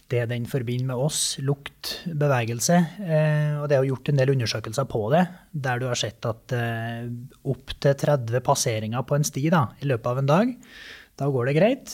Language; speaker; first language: Norwegian; native; Norwegian